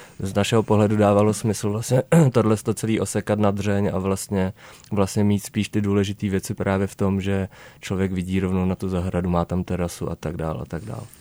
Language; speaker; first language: Czech; native; Czech